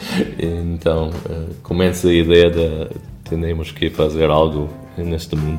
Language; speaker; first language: Portuguese; non-native, fluent; English